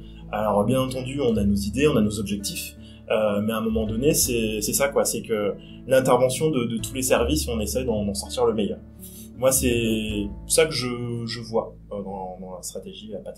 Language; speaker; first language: French; native; French